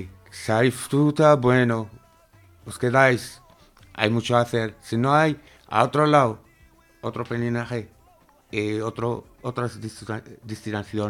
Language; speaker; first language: Spanish; non-native, fluent; Arabic